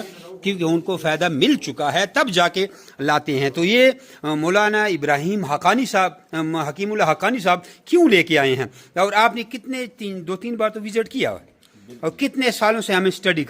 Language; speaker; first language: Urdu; non-native, local second language; Pashto